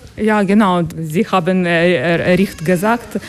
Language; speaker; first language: German; non-native, learner; Russian